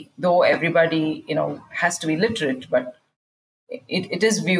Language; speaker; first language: English; non-native, local second language; Kannada